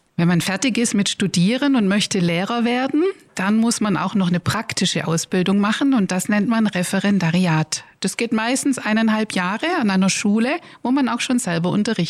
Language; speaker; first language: German; native; German